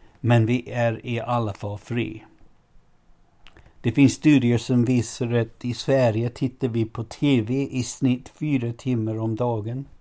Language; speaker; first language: Swedish; non-native, fluent; English